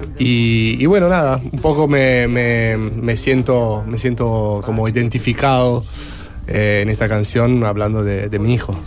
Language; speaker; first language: Spanish; non-native, fluent; Italian